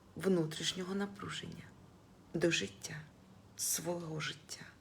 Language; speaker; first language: Ukrainian; non-native, local second language; Russian